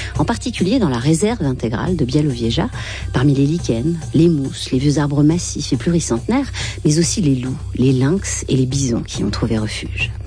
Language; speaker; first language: French; native; French